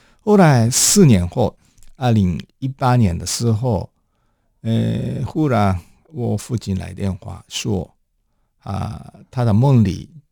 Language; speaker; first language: Chinese; non-native, fluent; Japanese